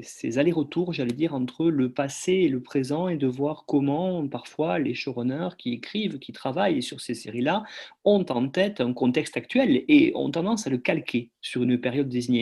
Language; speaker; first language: French; native; French